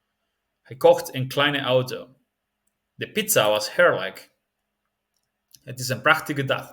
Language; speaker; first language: Dutch; non-native, learner; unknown